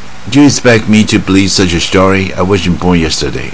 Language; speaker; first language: English; non-native, fluent; Chinese